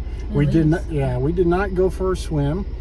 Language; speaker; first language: English; native; English